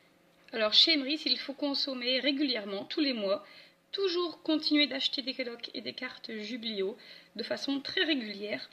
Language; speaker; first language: French; native; French